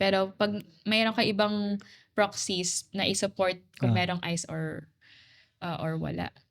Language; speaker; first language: Filipino; native; Filipino